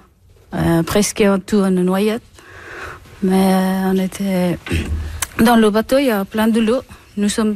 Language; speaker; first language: French; non-native, learner; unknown